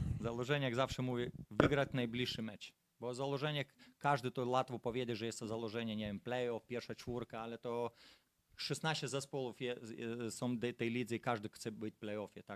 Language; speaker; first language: Polish; non-native, fluent; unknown